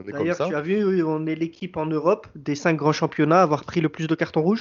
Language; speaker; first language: French; native; French